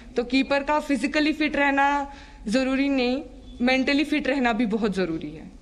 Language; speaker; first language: Hindi; native; Hindi